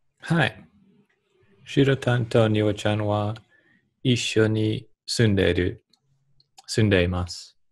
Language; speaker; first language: Japanese; non-native, learner; English